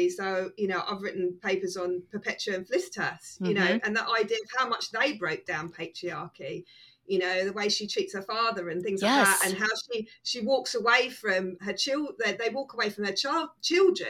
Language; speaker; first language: English; native; English